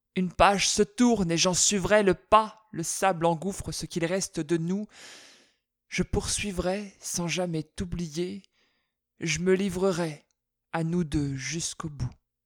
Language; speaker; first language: French; native; French